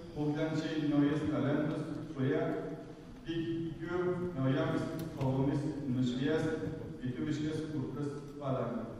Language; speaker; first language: Lithuanian; non-native, fluent; Turkish